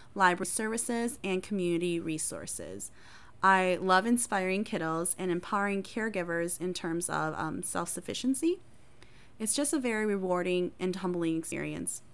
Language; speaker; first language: English; early bilingual, other home language; Hmong